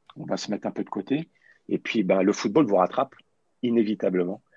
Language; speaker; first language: French; native; French